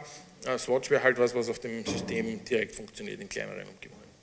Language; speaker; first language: German; native; German